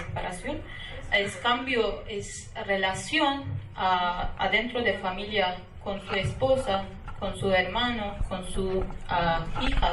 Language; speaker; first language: Spanish; non-native, learner; Kurdish